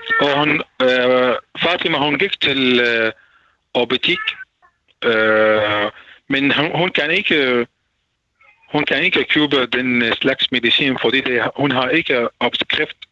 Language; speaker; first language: Danish; non-native, learner; Arabic